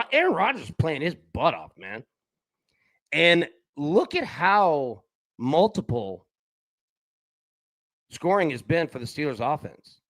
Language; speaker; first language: English; native; English